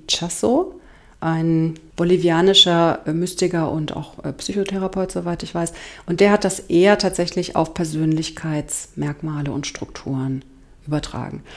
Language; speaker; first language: German; native; German